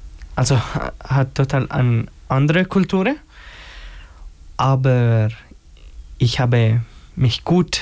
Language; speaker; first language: German; non-native, learner; Albanian